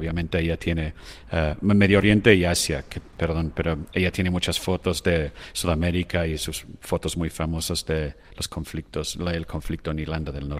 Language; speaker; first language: Spanish; non-native, fluent; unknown